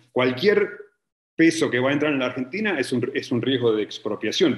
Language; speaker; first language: Spanish; native; Spanish